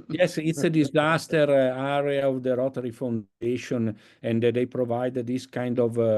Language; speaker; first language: English; non-native, fluent; Italian